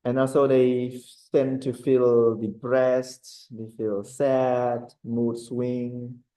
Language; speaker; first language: English; non-native, fluent; Khmer